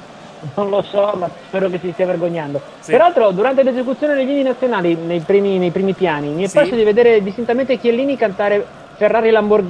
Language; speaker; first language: Italian; native; Italian